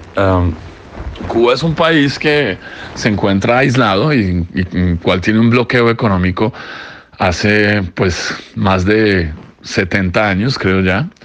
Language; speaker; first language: Spanish; native; Spanish